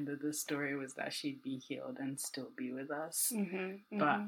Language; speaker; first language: English; non-native, local second language; Akan